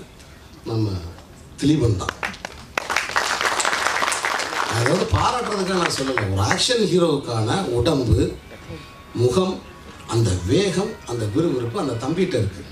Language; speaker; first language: Tamil; native; Tamil